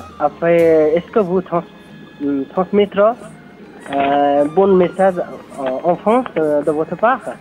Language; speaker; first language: French; non-native, learner; Nepali